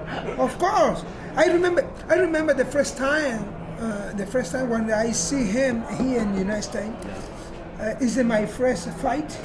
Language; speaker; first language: English; non-native, learner; Spanish